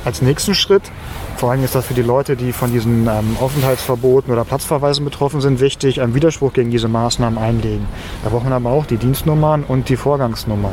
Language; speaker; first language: German; native; German